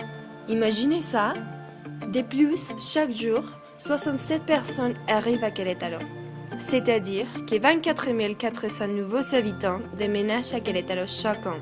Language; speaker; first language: French; non-native, learner; Spanish